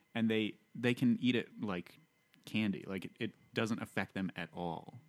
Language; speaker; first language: English; native; English